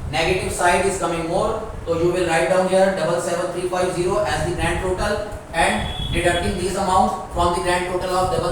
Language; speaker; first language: English; non-native, local second language; Hindi